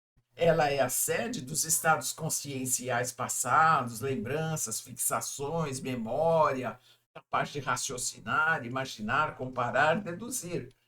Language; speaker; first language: Portuguese; native; Portuguese